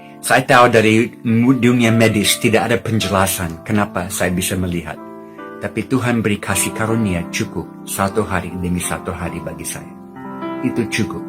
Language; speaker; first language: Indonesian; non-native, fluent; English